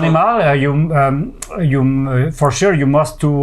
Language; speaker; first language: English; non-native, fluent; French